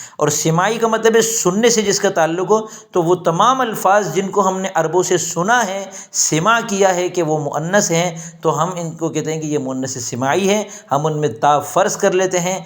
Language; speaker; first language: Urdu; native; Urdu